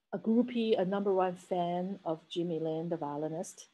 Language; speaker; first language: English; non-native, fluent; Chinese